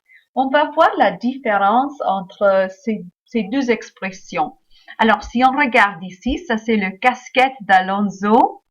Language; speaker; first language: French; non-native, fluent; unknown